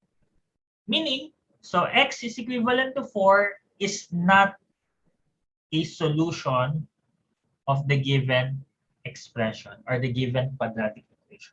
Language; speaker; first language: English; non-native, local second language; Filipino